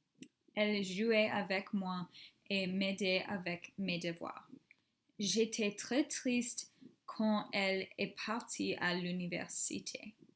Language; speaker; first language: French; non-native, learner; English